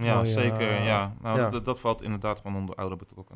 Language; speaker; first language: Dutch; native; Dutch